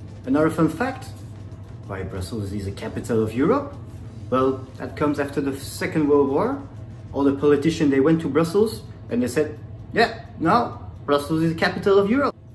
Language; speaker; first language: English; non-native, fluent; French